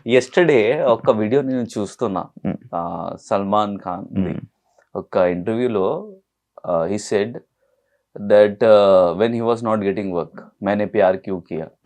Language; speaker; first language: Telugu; non-native, learner; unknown